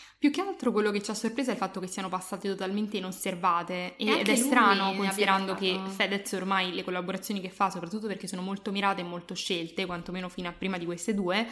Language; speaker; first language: Italian; native; Italian